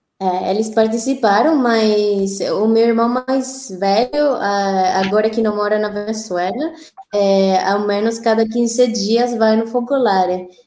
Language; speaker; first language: Portuguese; non-native, fluent; Spanish